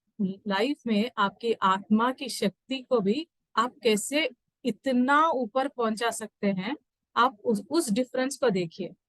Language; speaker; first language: Hindi; native; Hindi